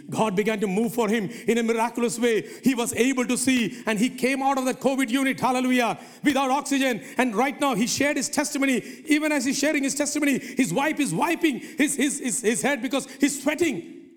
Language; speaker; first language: English; non-native, local second language; Malayalam